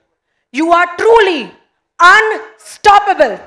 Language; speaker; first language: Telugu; non-native, local second language; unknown